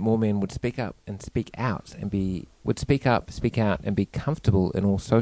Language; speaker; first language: English; native; English